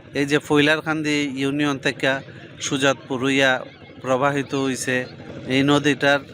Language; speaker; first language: Bangla; native; Bangla